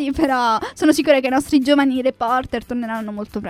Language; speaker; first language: Italian; native; Italian